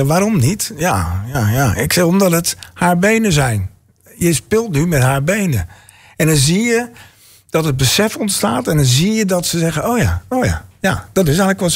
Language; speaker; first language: Dutch; native; Dutch